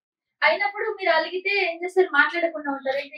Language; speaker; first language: Telugu; native; Telugu